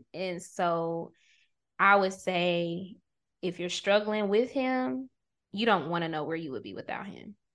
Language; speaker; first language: English; native; English